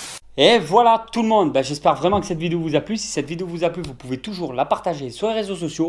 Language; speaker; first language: French; native; French